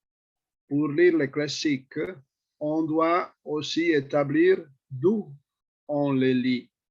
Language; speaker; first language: French; non-native, fluent; Italian